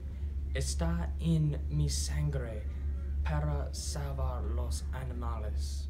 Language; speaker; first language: Spanish; non-native, learner; English